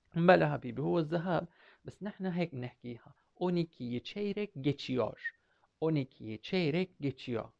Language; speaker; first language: Arabic; non-native, fluent; Turkish